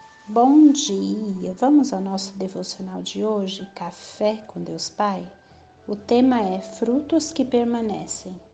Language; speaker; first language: Portuguese; native; Portuguese